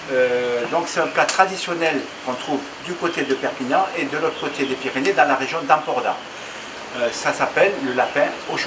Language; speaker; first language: French; native; French